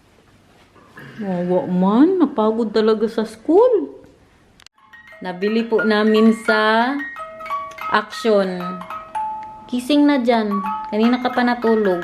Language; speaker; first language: Filipino; non-native, local second language; Cebuano